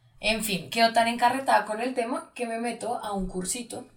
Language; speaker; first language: Spanish; native; Spanish